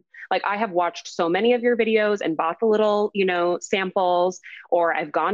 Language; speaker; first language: English; native; English